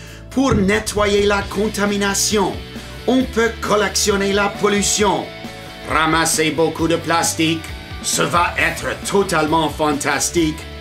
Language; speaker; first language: French; non-native, learner; English